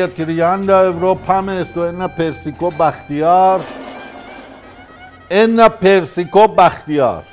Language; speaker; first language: Greek; non-native, learner; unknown